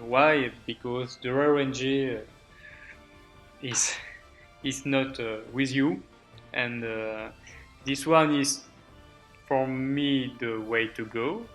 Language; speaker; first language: English; non-native, learner; French